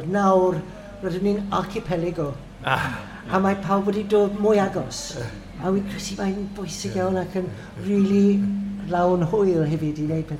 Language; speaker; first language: Welsh; non-native, fluent; English